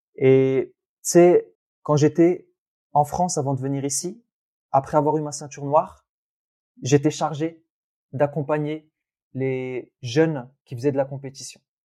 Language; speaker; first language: French; early bilingual, other home language; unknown